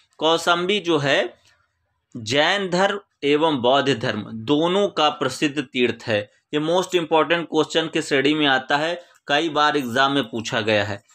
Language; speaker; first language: Hindi; native; Hindi